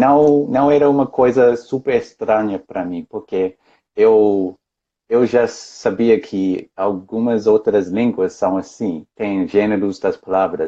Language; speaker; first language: Portuguese; non-native, fluent; English